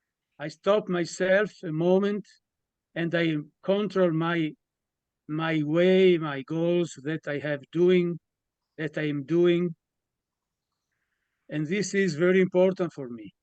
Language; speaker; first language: English; non-native, learner; Italian